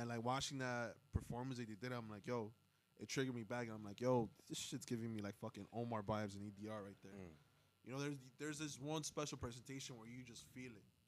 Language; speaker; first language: English; early bilingual, other home language; Spanish